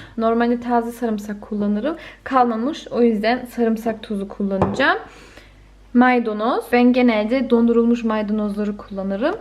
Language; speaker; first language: Turkish; early bilingual, heritage; Turkish